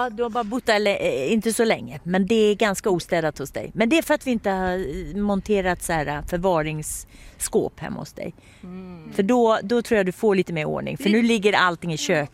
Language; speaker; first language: Swedish; native; Swedish